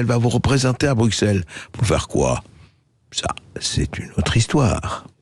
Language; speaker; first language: French; native; French